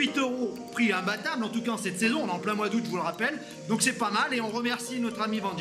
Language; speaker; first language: French; native; French